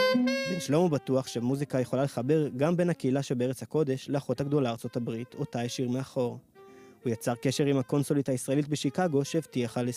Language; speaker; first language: Hebrew; native; Hebrew